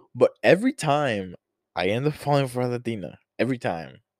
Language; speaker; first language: English; non-native, fluent; Spanish